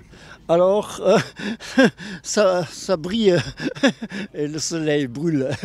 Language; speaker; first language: French; non-native, fluent; German